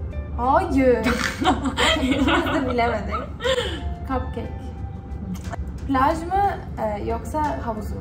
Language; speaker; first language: Turkish; early bilingual, heritage; Turkish